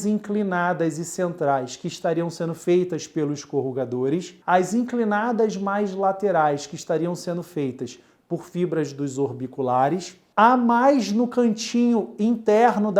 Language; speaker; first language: Portuguese; native; Portuguese